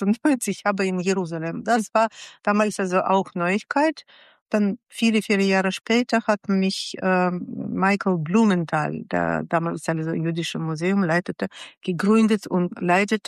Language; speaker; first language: German; non-native, fluent; Russian